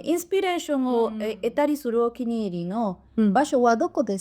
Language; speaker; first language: Japanese; non-native, learner; Spanish